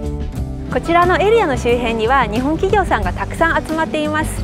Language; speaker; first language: Japanese; non-native, fluent; Chinese